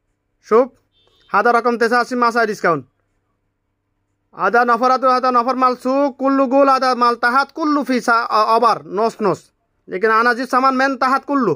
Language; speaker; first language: Arabic; non-native, learner; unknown